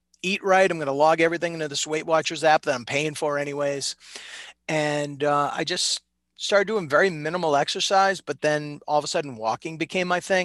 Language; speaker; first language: English; native; English